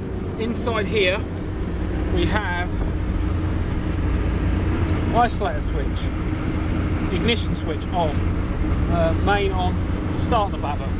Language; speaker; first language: English; native; English